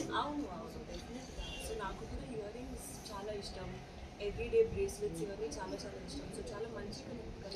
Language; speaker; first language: Telugu; non-native, learner; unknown